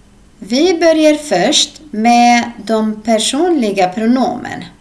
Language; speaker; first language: Swedish; non-native, fluent; Arabic